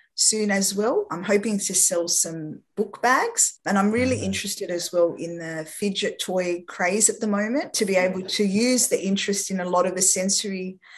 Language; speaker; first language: English; non-native, local second language; French